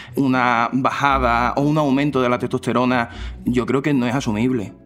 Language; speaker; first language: Spanish; native; Spanish